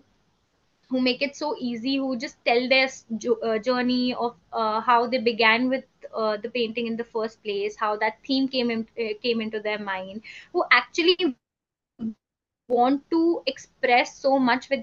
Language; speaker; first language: English; non-native, local second language; Hindi